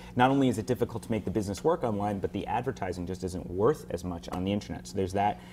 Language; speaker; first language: English; native; English